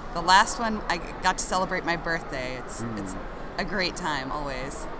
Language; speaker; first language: English; native; English